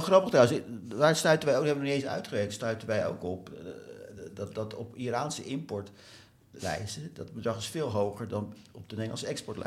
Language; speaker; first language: Dutch; native; Dutch